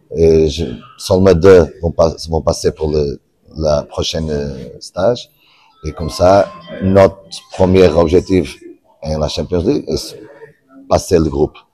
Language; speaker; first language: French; non-native, learner; Portuguese